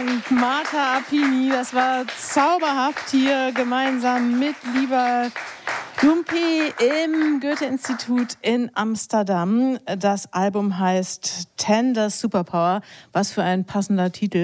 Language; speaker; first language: German; native; German